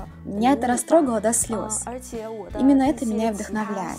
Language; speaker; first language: Russian; non-native, fluent; Chinese